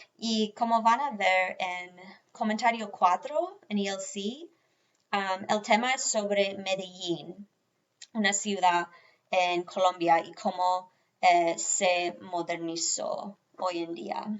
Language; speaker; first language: Spanish; non-native, fluent; English